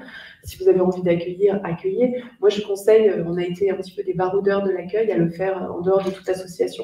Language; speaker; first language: French; native; French